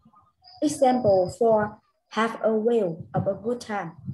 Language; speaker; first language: English; non-native, learner; Vietnamese